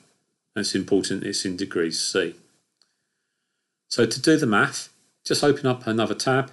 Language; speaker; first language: English; native; English